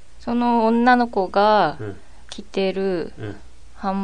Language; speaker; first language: Japanese; non-native, fluent; Korean